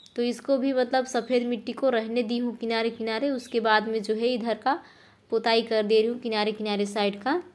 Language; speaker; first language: Hindi; native; Hindi